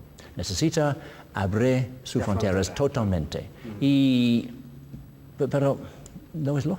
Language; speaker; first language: Spanish; non-native, learner; English